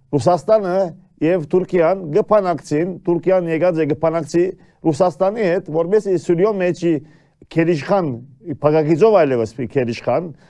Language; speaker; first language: Armenian; early bilingual, heritage; Armenian